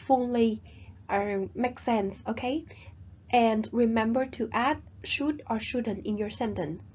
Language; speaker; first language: English; non-native, fluent; Vietnamese